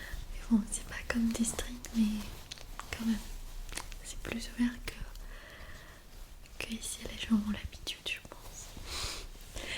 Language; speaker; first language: French; non-native, fluent; Armenian